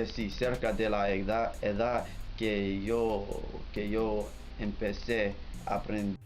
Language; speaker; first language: Spanish; non-native, learner; English